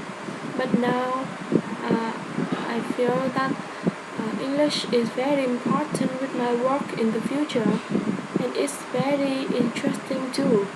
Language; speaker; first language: English; non-native, learner; Vietnamese